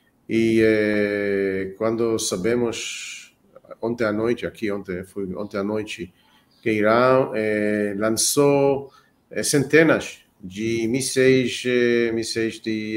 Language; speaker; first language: Portuguese; non-native, fluent; Hebrew